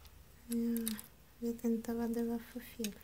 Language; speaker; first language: Swedish; non-native, learner; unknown